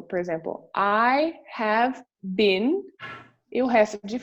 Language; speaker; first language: Portuguese; non-native, fluent; English